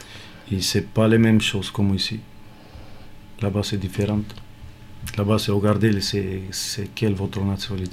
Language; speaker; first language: French; non-native, learner; Romany